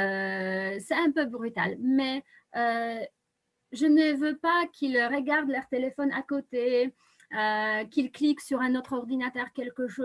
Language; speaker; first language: French; non-native, fluent; Polish